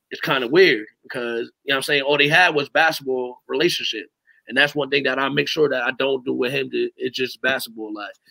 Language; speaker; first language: English; native; English